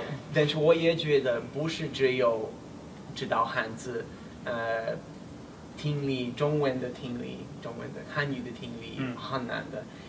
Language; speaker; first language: Chinese; non-native, learner; English